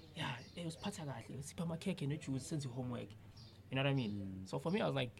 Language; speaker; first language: English; non-native, local second language; Zulu